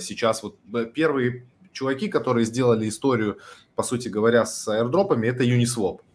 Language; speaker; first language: Russian; native; Russian